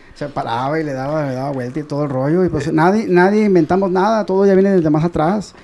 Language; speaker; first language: Spanish; native; Spanish